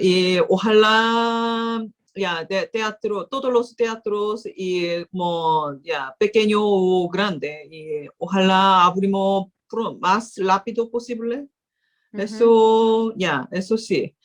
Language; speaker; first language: Spanish; non-native, learner; Korean